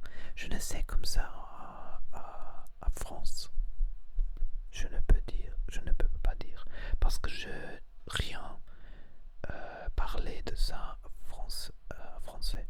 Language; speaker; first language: French; non-native, learner; Spanish